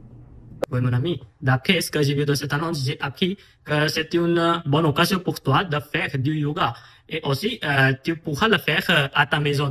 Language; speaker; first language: French; non-native, fluent; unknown